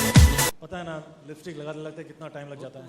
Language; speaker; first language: Hindi; native; Hindi